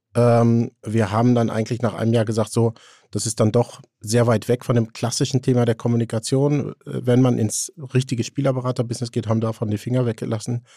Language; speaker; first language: German; native; German